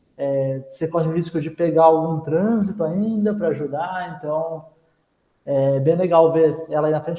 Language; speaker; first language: Portuguese; native; Portuguese